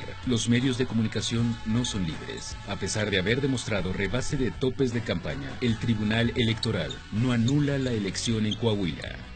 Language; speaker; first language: Spanish; native; Spanish